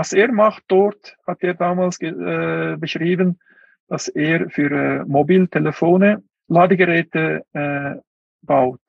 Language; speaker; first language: German; non-native, fluent; Uyghur